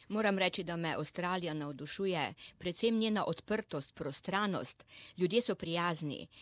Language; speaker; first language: Slovenian; native; Slovenian